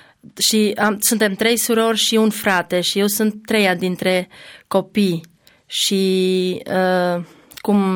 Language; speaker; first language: Romanian; non-native, learner; Albanian